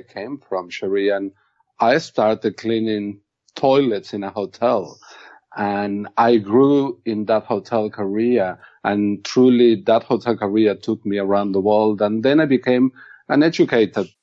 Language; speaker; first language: English; non-native, fluent; Spanish